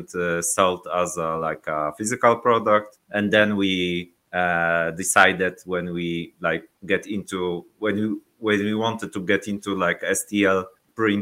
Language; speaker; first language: English; non-native, learner; Polish